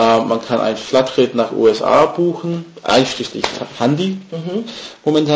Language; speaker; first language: German; non-native, fluent; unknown